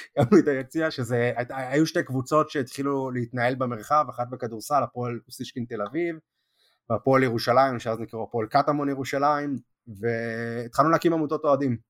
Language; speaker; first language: Hebrew; native; Hebrew